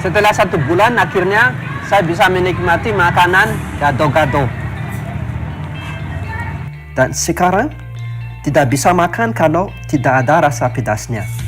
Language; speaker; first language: Indonesian; non-native, fluent; Malagasy